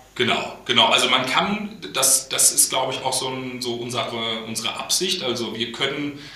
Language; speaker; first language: German; native; German